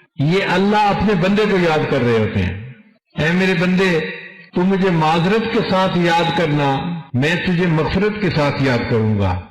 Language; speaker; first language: Urdu; non-native, local second language; Punjabi